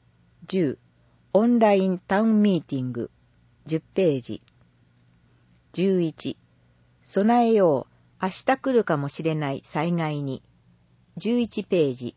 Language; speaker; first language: Japanese; native; Japanese